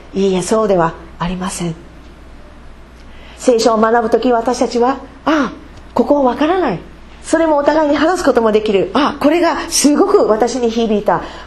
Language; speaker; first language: Japanese; non-native, fluent; English